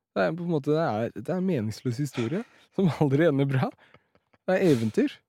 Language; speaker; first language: Norwegian; early bilingual, other home language; Riffian